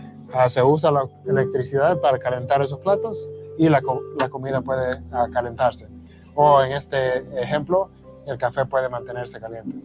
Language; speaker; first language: Spanish; early bilingual, heritage; Spanish